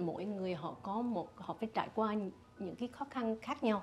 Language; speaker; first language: Vietnamese; early bilingual, heritage; Vietnamese